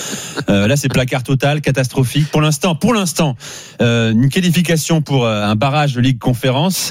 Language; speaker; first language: French; native; French